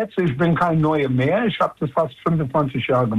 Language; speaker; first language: German; non-native, learner; English